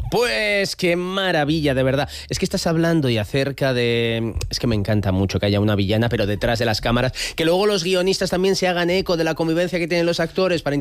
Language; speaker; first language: Spanish; native; Spanish